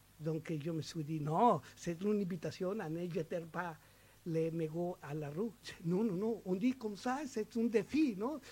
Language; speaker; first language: French; non-native, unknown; Spanish